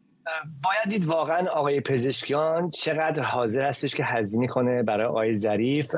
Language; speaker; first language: Persian; native; Persian